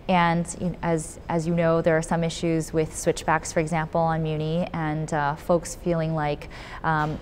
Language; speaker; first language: English; native; English